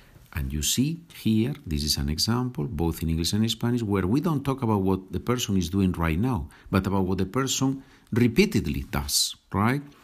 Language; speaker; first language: English; non-native, fluent; Spanish